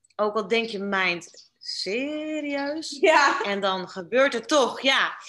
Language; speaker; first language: Dutch; native; Dutch